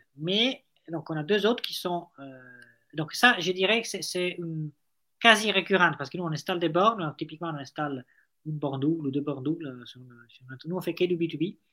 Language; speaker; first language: French; non-native, fluent; Italian